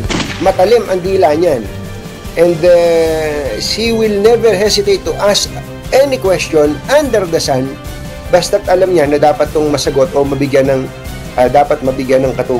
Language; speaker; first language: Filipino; native; Filipino